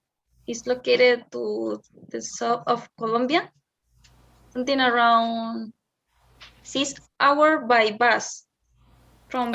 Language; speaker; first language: English; non-native, learner; Spanish